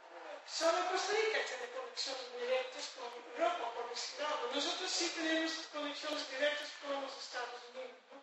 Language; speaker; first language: Spanish; non-native, fluent; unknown